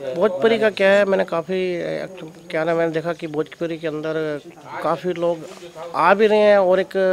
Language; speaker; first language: Hindi; native; Hindi